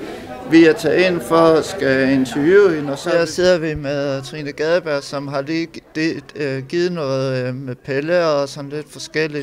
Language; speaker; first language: Danish; native; Danish